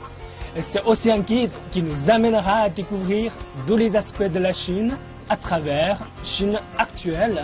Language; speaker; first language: French; non-native, fluent; Chinese